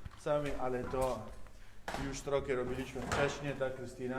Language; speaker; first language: Polish; non-native, fluent; Italian